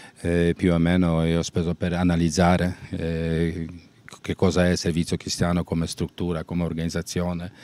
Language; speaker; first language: Italian; non-native, learner; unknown